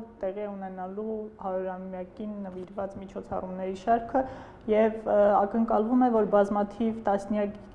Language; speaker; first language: Armenian; native; Armenian